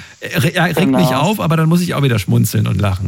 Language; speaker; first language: German; native; German